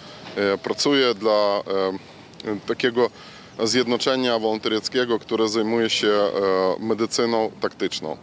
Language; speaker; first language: Polish; non-native, local second language; Ukrainian